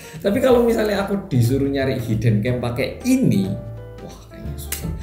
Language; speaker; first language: Indonesian; non-native, fluent; Korean